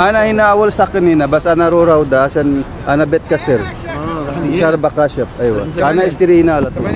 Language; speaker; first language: Arabic; non-native, learner; Filipino